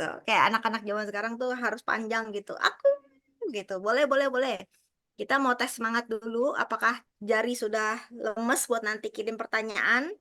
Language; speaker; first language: Indonesian; native; Indonesian